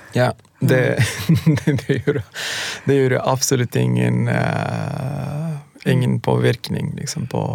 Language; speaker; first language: Norwegian; non-native, fluent; Arabic